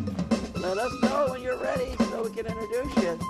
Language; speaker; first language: English; native; English